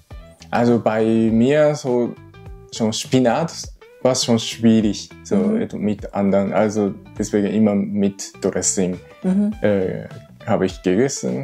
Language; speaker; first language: German; non-native, learner; Japanese